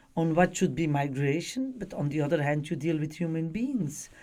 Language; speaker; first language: English; non-native, fluent; Dutch